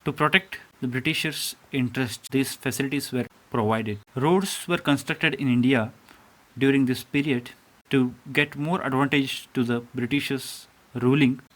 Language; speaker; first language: English; non-native, local second language; Kannada